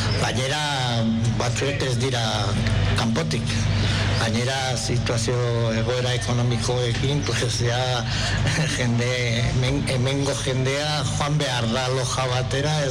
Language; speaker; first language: Basque; non-native, local second language; Spanish